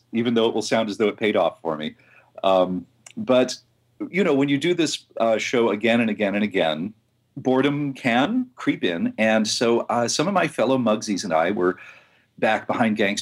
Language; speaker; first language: English; native; English